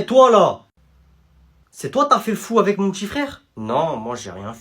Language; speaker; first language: French; native; French